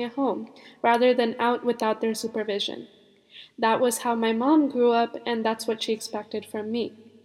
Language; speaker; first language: English; early bilingual, other home language; Malayalam